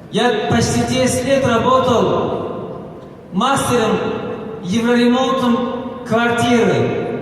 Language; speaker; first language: Russian; non-native, local second language; Tajik